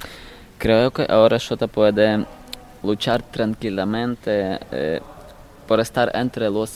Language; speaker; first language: Spanish; non-native, learner; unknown